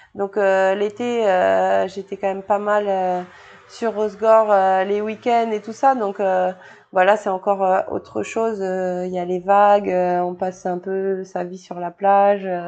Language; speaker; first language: French; native; French